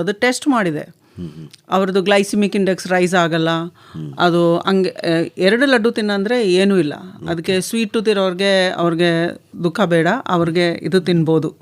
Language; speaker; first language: Kannada; non-native, local second language; Malayalam